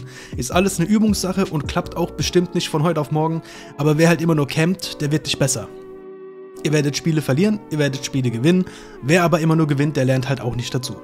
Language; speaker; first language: German; native; German